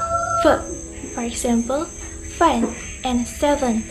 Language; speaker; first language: English; non-native, learner; Indonesian